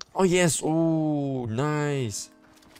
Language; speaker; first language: English; non-native, learner; Dutch